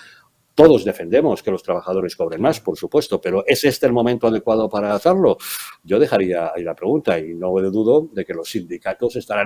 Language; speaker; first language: Spanish; native; Spanish